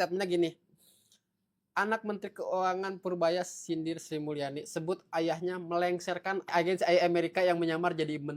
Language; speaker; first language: Indonesian; native; Indonesian